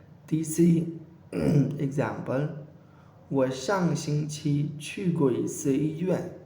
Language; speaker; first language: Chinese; non-native, fluent; Urdu